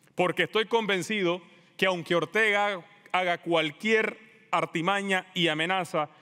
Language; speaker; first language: Spanish; native; Spanish